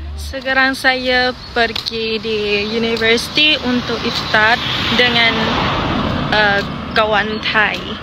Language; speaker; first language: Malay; non-native, learner; Thai